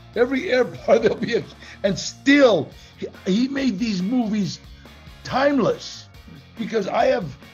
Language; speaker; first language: English; native; English